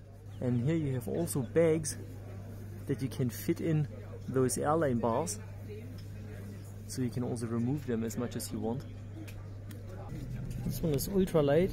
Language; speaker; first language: English; non-native, fluent; German